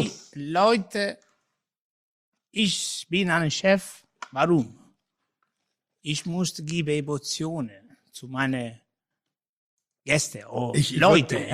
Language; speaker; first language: German; non-native, learner; Italian